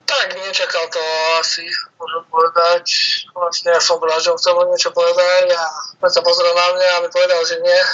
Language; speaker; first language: Slovak; native; Slovak